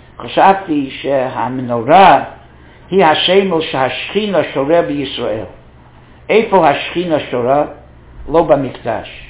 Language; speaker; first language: Hebrew; non-native, fluent; English